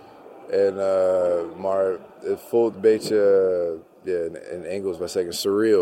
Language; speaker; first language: Dutch; non-native, learner; English